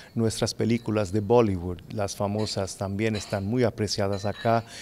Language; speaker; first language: Spanish; non-native, fluent; Hindi